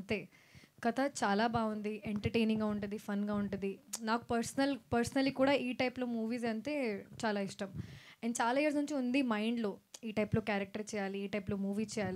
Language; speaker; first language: Telugu; non-native, fluent; Hindi